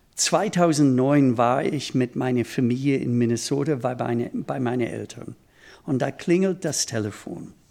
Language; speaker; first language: German; non-native, fluent; English